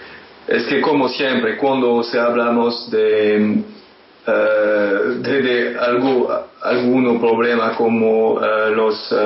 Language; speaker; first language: Spanish; non-native, fluent; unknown